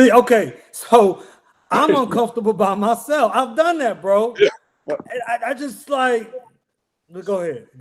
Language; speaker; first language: English; native; English